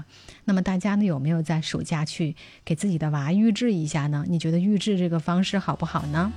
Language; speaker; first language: Chinese; native; Chinese